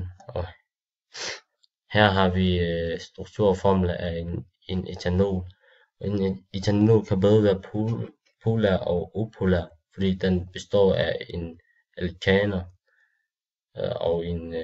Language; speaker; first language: Danish; non-native, learner; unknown